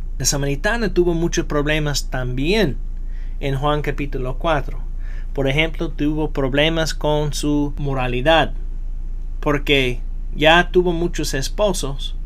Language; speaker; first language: Spanish; non-native, fluent; English